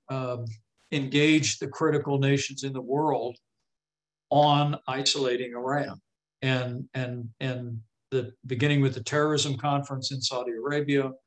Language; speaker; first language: English; native; English